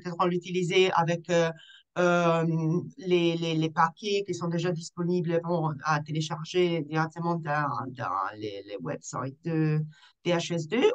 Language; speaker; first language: French; non-native, fluent; Italian